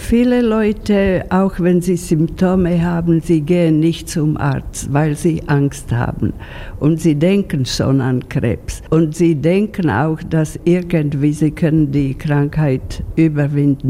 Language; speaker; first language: German; non-native, fluent; Slovak